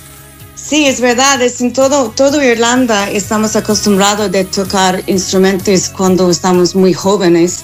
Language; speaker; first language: Spanish; non-native, fluent; English